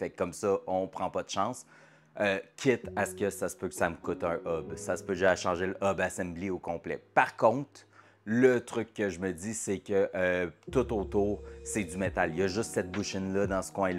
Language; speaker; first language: French; native; French